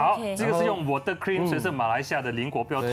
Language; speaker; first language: Chinese; native; Chinese